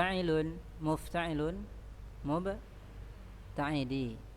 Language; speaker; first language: Arabic; non-native, fluent; Indonesian